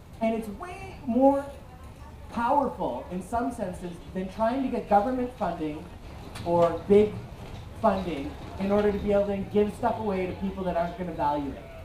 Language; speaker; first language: English; native; English